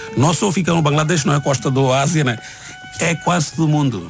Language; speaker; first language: Portuguese; non-native, learner; Bangla